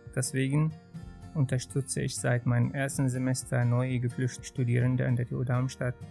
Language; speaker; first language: German; non-native, fluent; Arabic